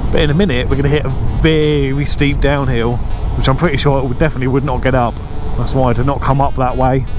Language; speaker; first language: English; native; English